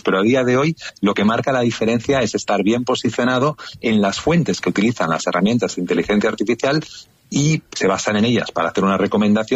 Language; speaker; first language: Spanish; native; Spanish